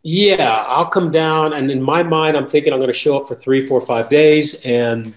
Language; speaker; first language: English; native; English